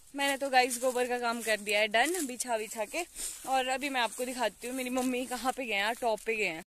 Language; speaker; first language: Hindi; native; Hindi